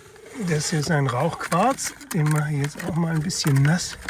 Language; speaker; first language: German; native; German